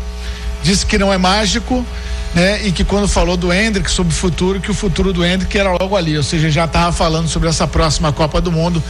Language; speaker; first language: Portuguese; native; Portuguese